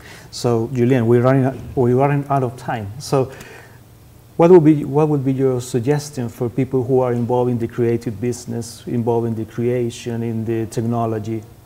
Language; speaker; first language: English; non-native, fluent; Spanish